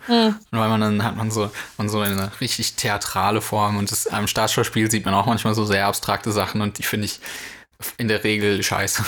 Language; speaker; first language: German; native; German